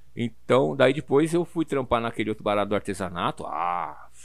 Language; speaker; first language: Portuguese; native; Portuguese